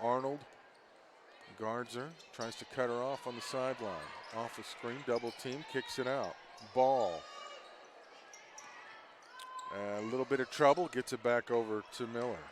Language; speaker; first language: English; native; English